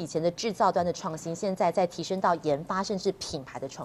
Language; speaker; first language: Chinese; native; Chinese